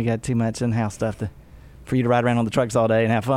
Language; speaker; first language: English; native; English